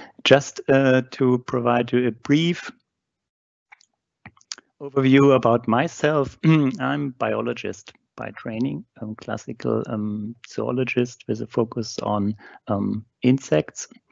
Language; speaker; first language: English; non-native, fluent; German